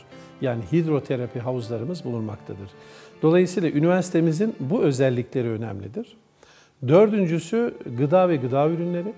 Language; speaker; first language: Turkish; native; Turkish